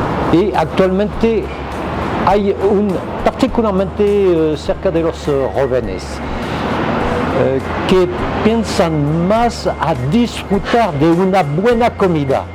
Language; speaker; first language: Spanish; non-native, fluent; French